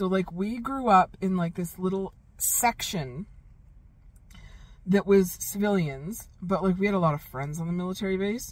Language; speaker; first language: English; native; English